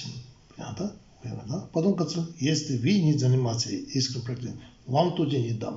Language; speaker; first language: Russian; non-native, learner; Tibetan